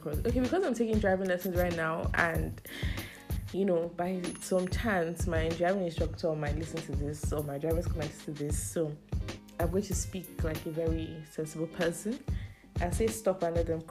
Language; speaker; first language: English; non-native, local second language; Yoruba